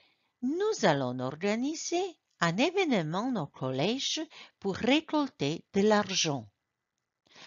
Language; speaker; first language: French; non-native, fluent; Croatian